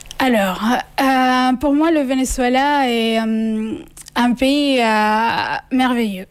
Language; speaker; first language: French; non-native, fluent; Spanish